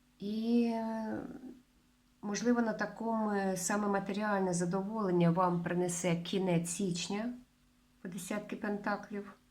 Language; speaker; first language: Ukrainian; non-native, local second language; Russian